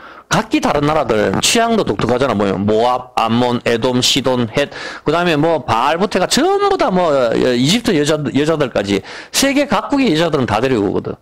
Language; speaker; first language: Korean; native; Korean